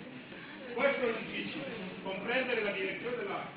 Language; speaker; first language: Italian; non-native, learner; Romanian